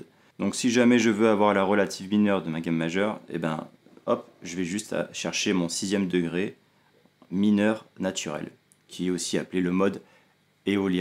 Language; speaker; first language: French; native; French